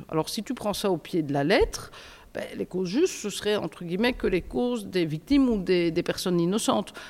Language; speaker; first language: French; native; French